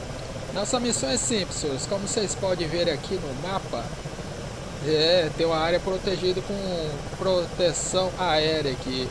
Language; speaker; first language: Portuguese; native; Portuguese